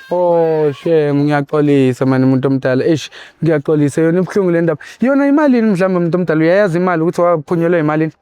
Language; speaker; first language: Zulu; non-native, local second language; Xhosa